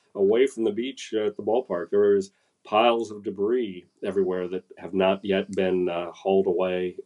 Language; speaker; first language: English; native; English